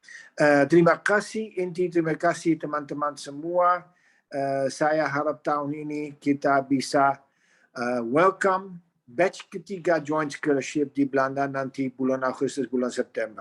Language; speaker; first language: Indonesian; non-native, fluent; Dutch